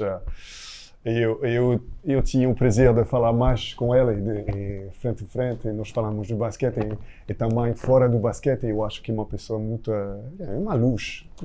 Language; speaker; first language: Portuguese; non-native, fluent; French